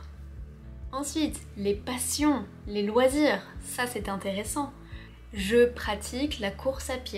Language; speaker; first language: French; native; French